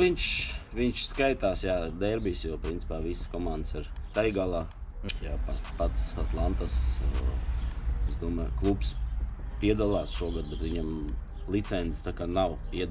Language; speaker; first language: Latvian; non-native, local second language; Russian